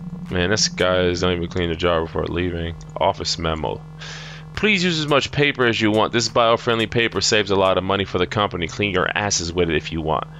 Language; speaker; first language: English; native; English